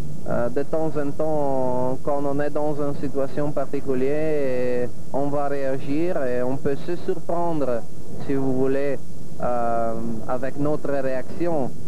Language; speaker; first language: French; non-native, fluent; Italian